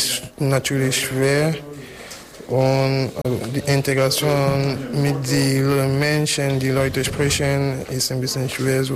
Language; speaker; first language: German; non-native, learner; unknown